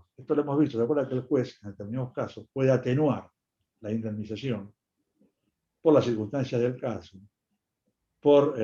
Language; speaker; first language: Spanish; native; Spanish